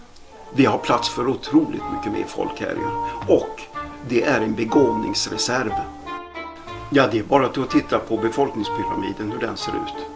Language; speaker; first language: Swedish; native; Swedish